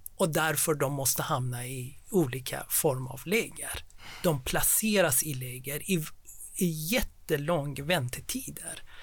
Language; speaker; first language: Swedish; non-native, fluent; Persian